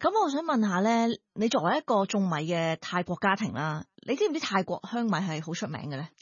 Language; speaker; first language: Cantonese; native; Cantonese